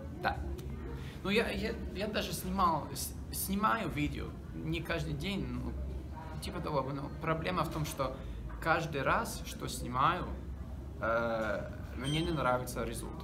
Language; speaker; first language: Russian; non-native, learner; English